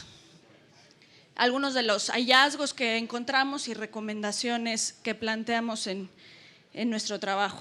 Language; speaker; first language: Spanish; native; Spanish